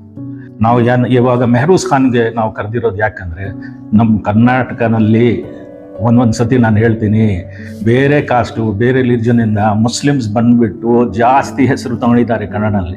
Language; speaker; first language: Kannada; non-native, local second language; Urdu